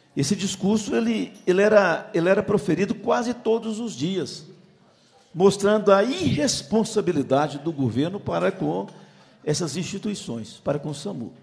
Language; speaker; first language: Portuguese; native; Portuguese